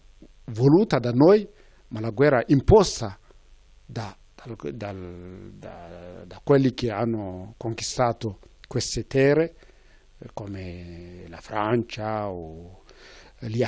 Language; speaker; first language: Italian; non-native, fluent; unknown